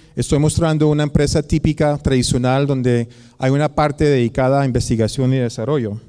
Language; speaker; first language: Spanish; early bilingual, heritage; Spanish